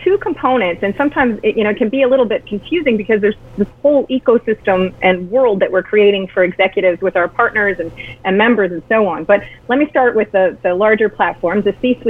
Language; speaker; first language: English; native; English